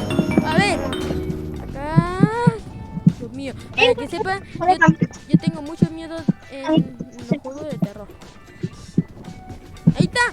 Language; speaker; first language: Spanish; native; Spanish